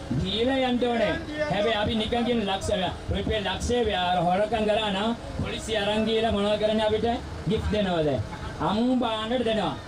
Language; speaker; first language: Sinhala; non-native, local second language; Tamil